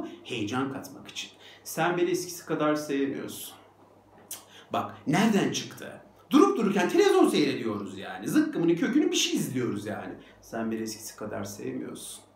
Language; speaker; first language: Turkish; native; Turkish